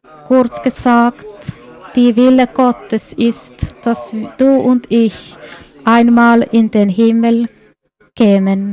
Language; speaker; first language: German; non-native, fluent; Swedish